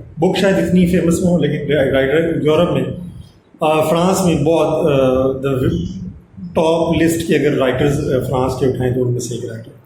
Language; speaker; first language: Urdu; non-native, local second language; Punjabi